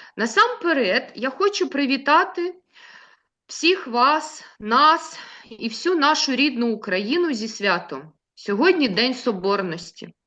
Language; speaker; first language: Ukrainian; native; Ukrainian